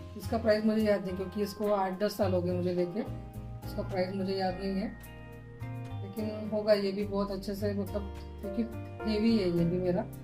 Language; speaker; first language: Hindi; non-native, local second language; Marathi